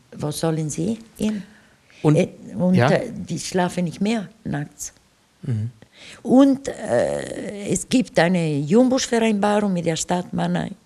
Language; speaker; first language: German; non-native, fluent; Italian